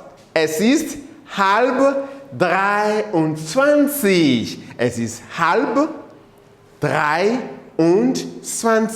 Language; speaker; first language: German; non-native, fluent; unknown